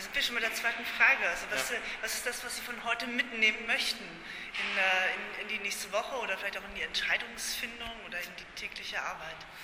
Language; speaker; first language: German; native; German